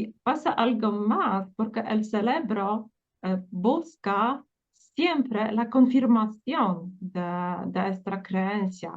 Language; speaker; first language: Spanish; non-native, fluent; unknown